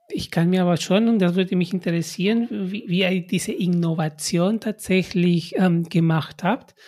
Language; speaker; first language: German; non-native, fluent; Spanish